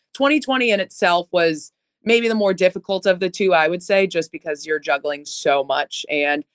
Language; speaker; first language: English; native; English